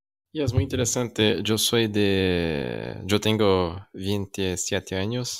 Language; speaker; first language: Spanish; non-native, fluent; Portuguese